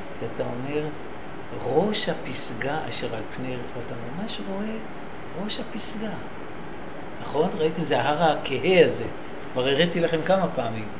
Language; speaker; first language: Hebrew; native; Hebrew